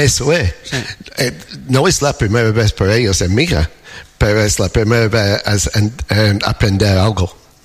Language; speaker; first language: Spanish; non-native, fluent; English